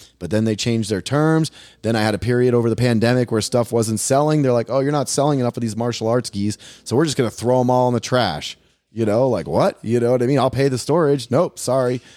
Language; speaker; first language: English; native; English